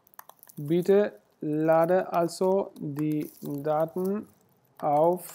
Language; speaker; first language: German; non-native, fluent; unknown